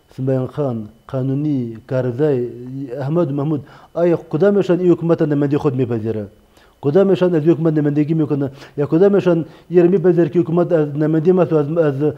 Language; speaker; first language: Persian; non-native, local second language; Pashto